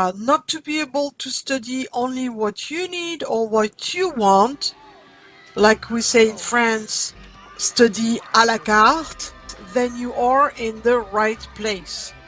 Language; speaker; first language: English; non-native, fluent; French